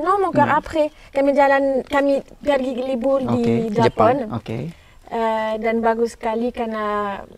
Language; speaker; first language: Indonesian; non-native, learner; French